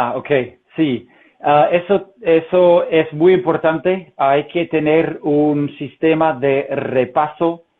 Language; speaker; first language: Spanish; non-native, fluent; English